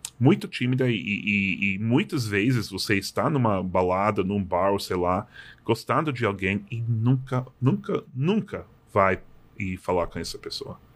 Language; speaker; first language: Portuguese; non-native, fluent; English